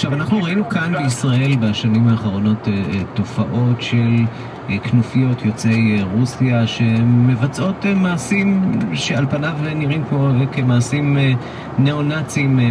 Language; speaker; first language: Hebrew; native; Hebrew